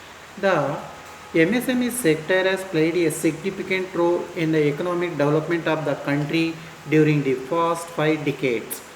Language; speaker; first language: English; non-native, local second language; Kannada